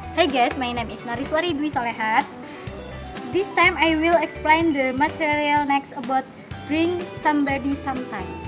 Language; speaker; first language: English; non-native, learner; Indonesian